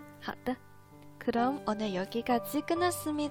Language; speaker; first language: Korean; non-native, fluent; Chinese